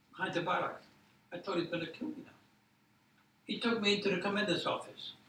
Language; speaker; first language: English; non-native, fluent; Polish